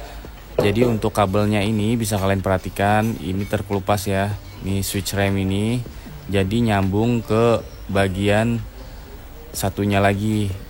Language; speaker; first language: Indonesian; native; Indonesian